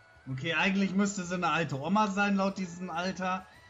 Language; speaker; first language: German; native; German